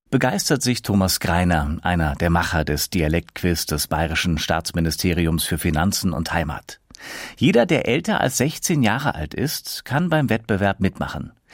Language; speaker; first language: German; native; German